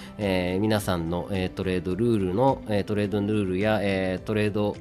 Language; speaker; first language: Japanese; native; Japanese